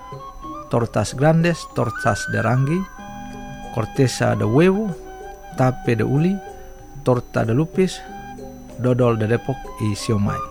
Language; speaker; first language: Spanish; non-native, fluent; Indonesian